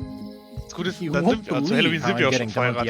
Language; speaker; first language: German; native; German